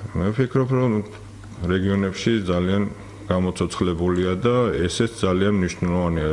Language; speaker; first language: Georgian; native; Georgian